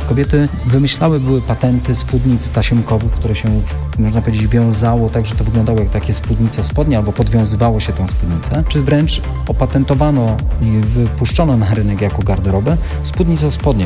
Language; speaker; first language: Polish; native; Polish